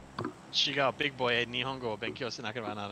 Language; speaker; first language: Japanese; non-native, learner; English